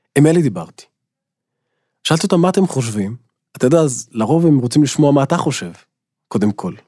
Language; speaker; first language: Hebrew; non-native, local second language; Arabic